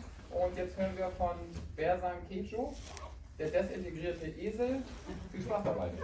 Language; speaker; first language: German; native; German